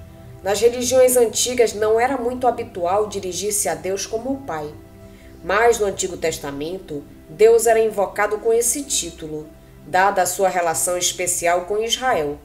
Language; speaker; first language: Portuguese; native; Portuguese